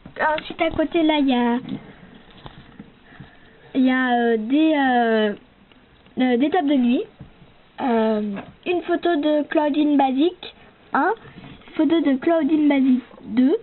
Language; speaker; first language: French; native; French